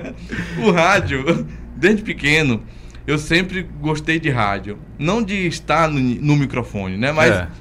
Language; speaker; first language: Portuguese; native; Portuguese